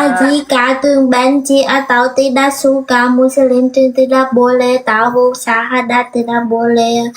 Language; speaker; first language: Indonesian; non-native, learner; Vietnamese